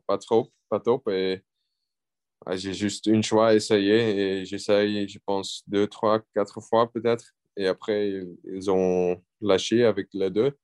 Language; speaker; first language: French; non-native, local second language; Dutch